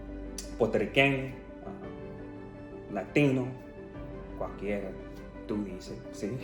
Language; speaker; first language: Spanish; non-native, learner; English